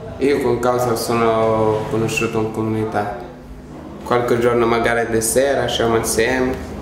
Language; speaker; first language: Italian; non-native, learner; Arabic